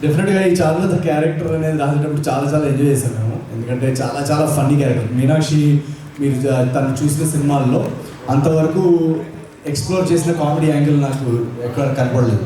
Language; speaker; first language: Telugu; native; Telugu